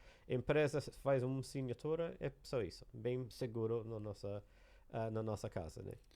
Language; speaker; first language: Portuguese; non-native, learner; English